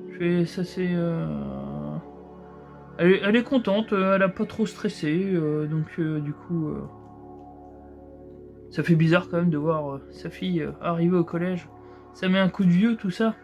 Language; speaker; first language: French; native; French